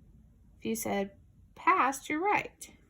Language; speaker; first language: English; native; English